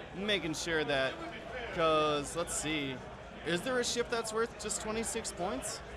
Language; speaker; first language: English; native; English